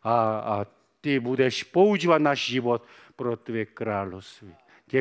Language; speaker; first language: Czech; non-native, fluent; Korean